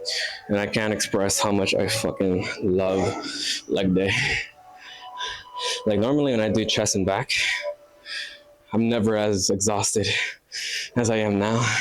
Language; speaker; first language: English; native; English